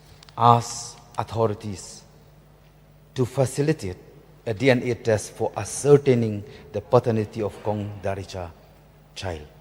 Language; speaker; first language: English; non-native, local second language; Khasi